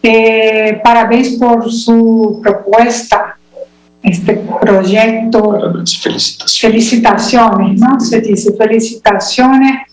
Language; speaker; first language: Spanish; non-native, learner; Portuguese